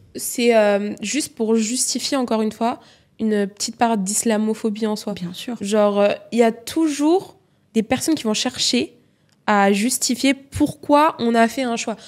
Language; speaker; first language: French; native; French